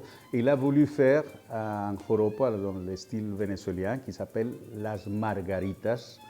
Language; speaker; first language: French; non-native, fluent; Spanish